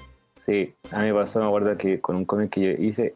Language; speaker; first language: Spanish; native; Spanish